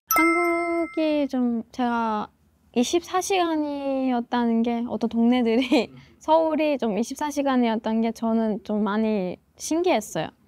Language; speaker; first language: Korean; non-native, fluent; Persian